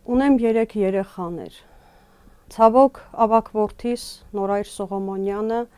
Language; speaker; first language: Armenian; native; Armenian